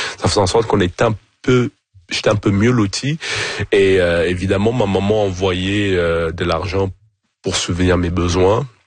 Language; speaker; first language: French; early bilingual, other home language; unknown